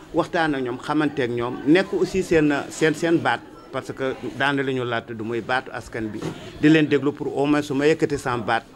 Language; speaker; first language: Wolof; non-native, local second language; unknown